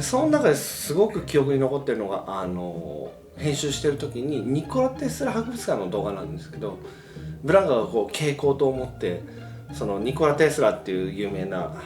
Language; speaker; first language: Japanese; native; Japanese